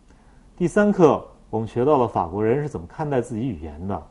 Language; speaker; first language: Chinese; native; Chinese